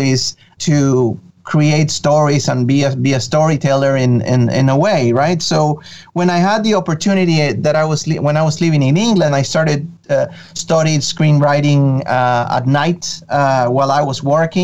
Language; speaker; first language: English; non-native, fluent; Spanish